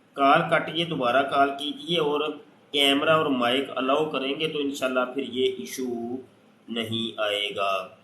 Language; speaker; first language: Urdu; non-native, local second language; Punjabi